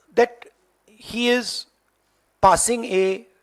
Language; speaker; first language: English; non-native, local second language; Hindi